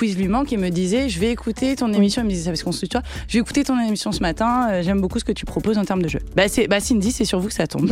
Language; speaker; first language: French; native; French